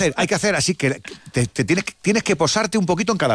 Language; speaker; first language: Spanish; native; Spanish